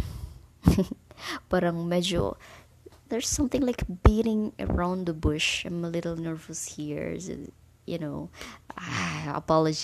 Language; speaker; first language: English; non-native, local second language; Cebuano